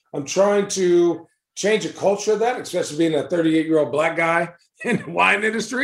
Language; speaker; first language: English; native; English